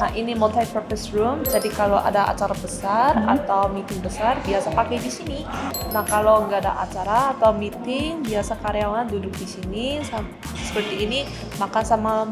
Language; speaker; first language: Indonesian; non-native, learner; Korean